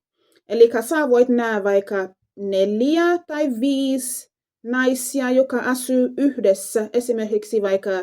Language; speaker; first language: Finnish; non-native, fluent; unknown